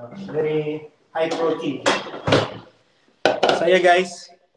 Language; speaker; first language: English; non-native, local second language; Filipino